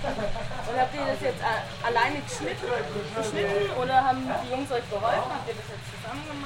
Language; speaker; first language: German; native; German